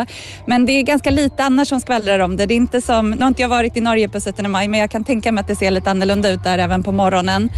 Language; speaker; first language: Swedish; native; Swedish